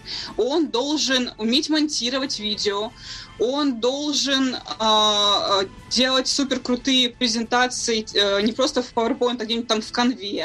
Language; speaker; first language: Russian; native; Russian